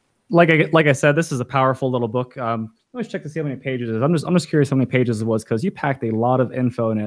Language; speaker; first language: English; native; English